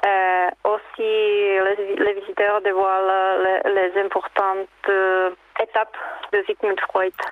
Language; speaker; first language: French; non-native, fluent; Czech